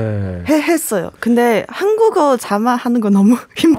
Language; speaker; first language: Korean; non-native, learner; Chinese